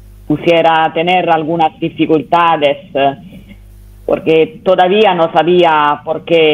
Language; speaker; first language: Spanish; non-native, fluent; Italian